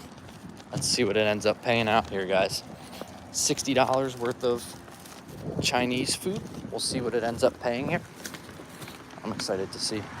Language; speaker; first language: English; native; English